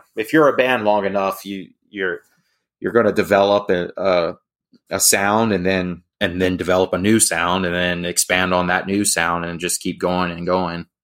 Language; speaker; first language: English; native; English